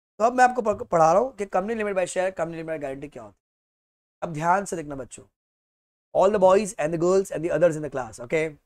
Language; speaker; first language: Hindi; native; Hindi